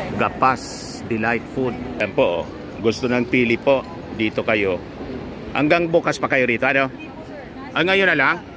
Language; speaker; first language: Filipino; non-native, local second language; Bikol